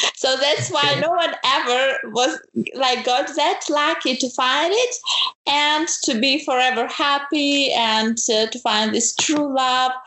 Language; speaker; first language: English; non-native, fluent; Ukrainian